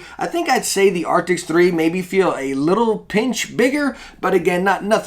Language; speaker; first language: English; native; English